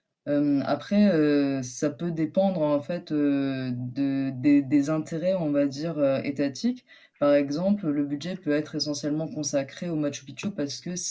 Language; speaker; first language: French; native; French